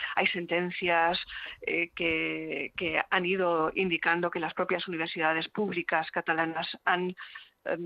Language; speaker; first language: Spanish; native; Spanish